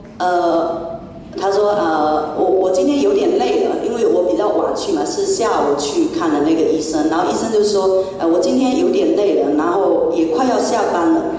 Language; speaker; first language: Chinese; native; Chinese